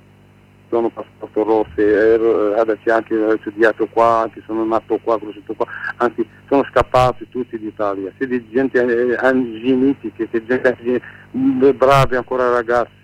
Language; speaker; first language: Italian; non-native, learner; Arabic